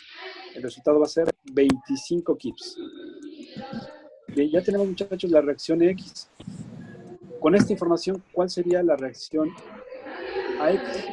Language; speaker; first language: Spanish; native; Spanish